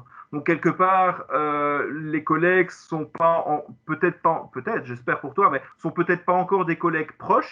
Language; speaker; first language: French; native; French